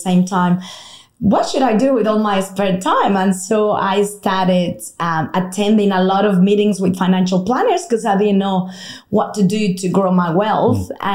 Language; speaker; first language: English; non-native, fluent; Spanish